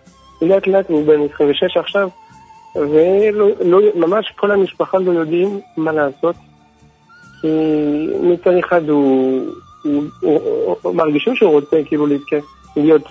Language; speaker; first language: Hebrew; non-native, fluent; French